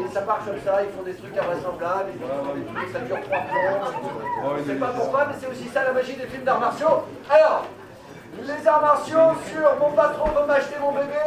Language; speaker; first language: French; native; French